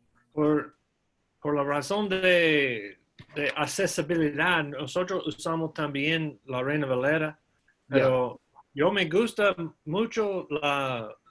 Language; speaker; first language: Spanish; non-native, learner; English